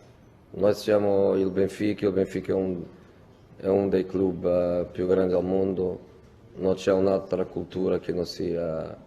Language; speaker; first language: Italian; non-native, fluent; Portuguese